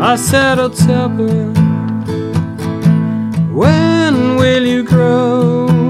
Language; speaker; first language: English; native; English